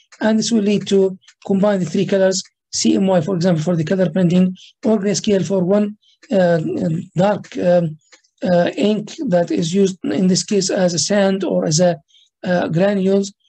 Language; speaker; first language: English; non-native, fluent; Arabic